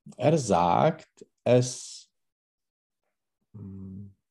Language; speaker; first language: German; non-native, learner; Czech